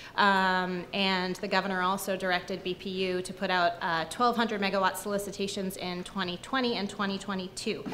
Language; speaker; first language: English; native; English